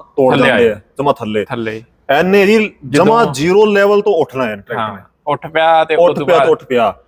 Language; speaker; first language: Punjabi; non-native, local second language; Haryanvi